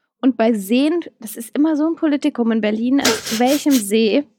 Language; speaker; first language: German; native; German